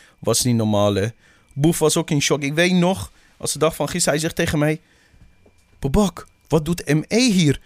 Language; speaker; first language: Dutch; early bilingual, other home language; Persian